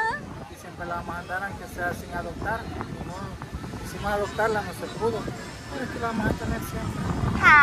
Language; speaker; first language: Spanish; native; Spanish